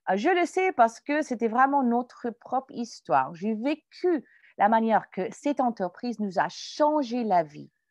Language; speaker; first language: French; non-native, fluent; English